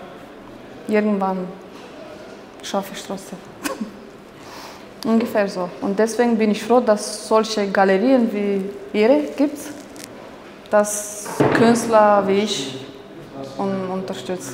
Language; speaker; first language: German; non-native, fluent; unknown